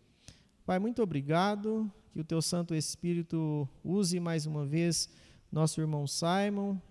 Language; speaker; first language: Portuguese; native; Portuguese